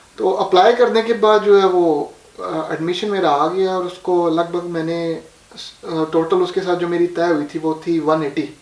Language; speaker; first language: Urdu; non-native, local second language; Punjabi